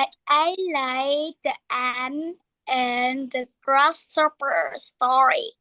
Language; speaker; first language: English; non-native, learner; Vietnamese